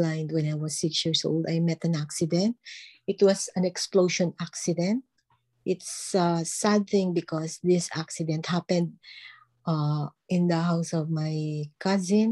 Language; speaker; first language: English; non-native, local second language; Filipino